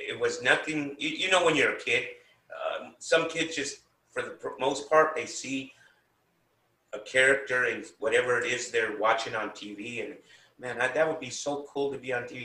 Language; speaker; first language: English; native; English